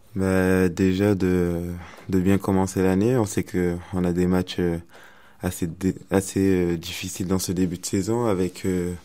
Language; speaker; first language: French; native; French